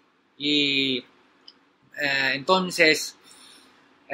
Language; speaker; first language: Spanish; non-native, learner; Filipino